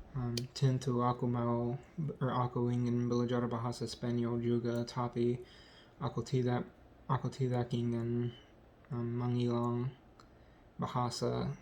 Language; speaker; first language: Indonesian; non-native, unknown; English